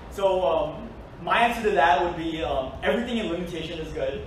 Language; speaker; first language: English; native; English